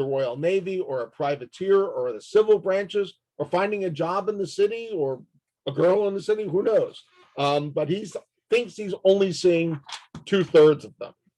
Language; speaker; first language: English; native; English